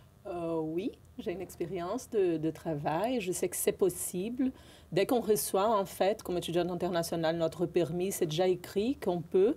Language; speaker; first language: French; non-native, fluent; Portuguese